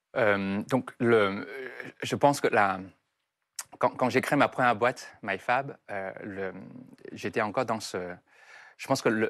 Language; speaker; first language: French; non-native, fluent; Chinese